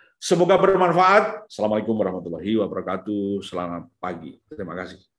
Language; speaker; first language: Indonesian; native; Indonesian